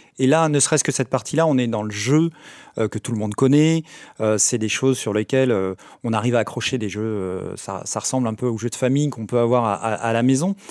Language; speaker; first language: French; native; French